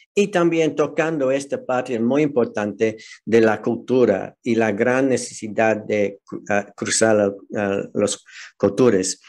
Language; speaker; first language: Spanish; non-native, fluent; English